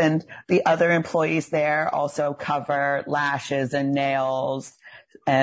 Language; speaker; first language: English; native; English